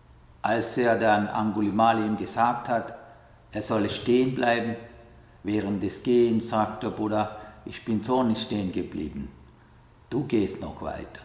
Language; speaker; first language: German; non-native, learner; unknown